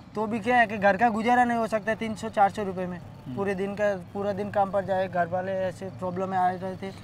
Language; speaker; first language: Hindi; non-native, local second language; Gujarati